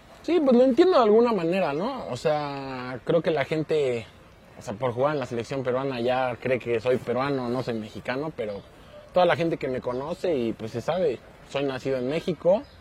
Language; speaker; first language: Spanish; native; Spanish